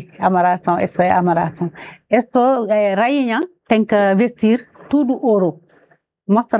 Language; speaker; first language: Portuguese; non-native, learner; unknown